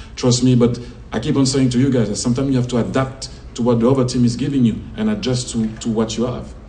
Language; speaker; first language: English; non-native, fluent; French